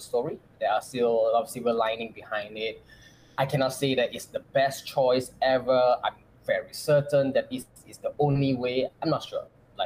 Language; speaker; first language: English; non-native, local second language; Chinese